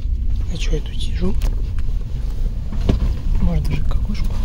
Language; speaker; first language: Russian; native; Russian